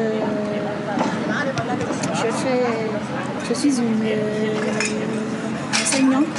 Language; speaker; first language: French; non-native, local second language; Malagasy